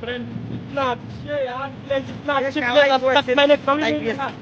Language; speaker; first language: Hindi; non-native, local second language; Bangla